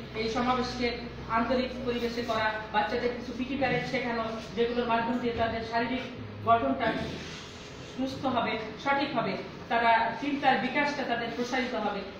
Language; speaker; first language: Bangla; native; Bangla